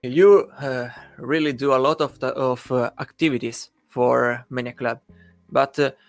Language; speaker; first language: English; non-native, learner; Italian